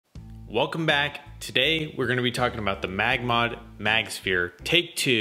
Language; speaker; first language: English; native; English